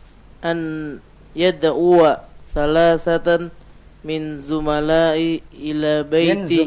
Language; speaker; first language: Arabic; non-native, learner; Indonesian